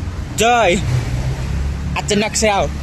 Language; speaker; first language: Hindi; non-native, local second language; Khasi